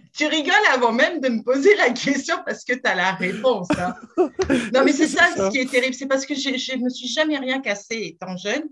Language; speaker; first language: French; native; French